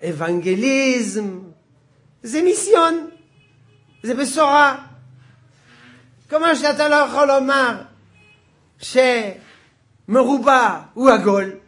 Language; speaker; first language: Hebrew; non-native, fluent; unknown